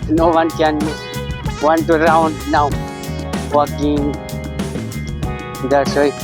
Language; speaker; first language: English; non-native, learner; Nepali